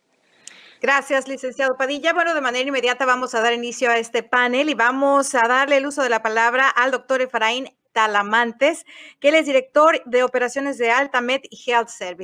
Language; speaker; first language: Spanish; native; Spanish